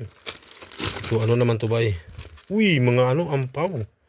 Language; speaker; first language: Filipino; native; Filipino